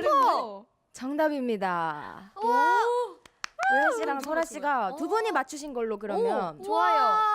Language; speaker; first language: Korean; native; Korean